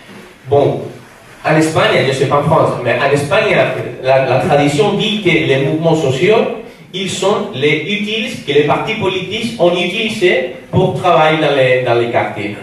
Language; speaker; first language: French; non-native, fluent; Spanish